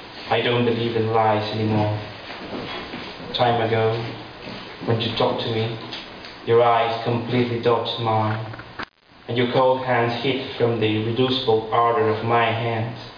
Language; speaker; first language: English; non-native, fluent; Spanish